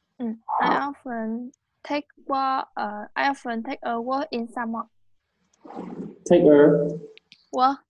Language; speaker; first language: English; non-native, learner; Vietnamese